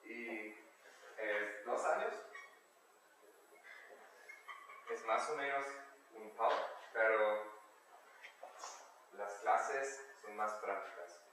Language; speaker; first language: Spanish; non-native, learner; German